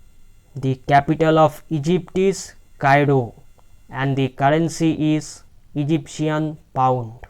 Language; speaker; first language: English; non-native, local second language; Bangla